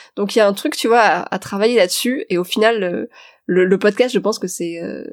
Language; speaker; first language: French; native; French